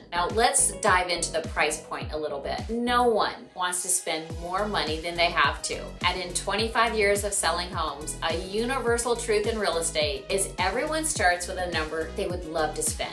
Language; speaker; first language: English; native; English